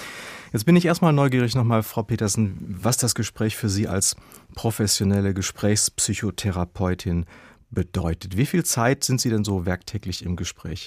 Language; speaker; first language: German; native; German